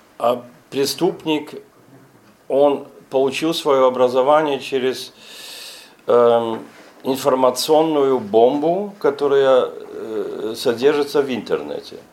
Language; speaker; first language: Russian; non-native, fluent; German